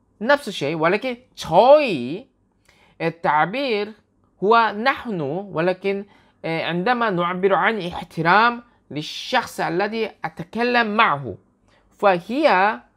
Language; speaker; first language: Arabic; non-native, fluent; Korean